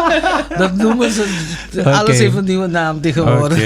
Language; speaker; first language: Dutch; non-native, local second language; Papiamento